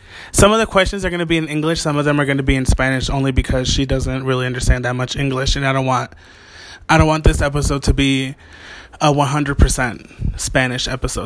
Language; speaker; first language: English; early bilingual, other home language; Spanish